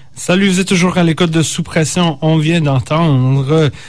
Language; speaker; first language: French; native; French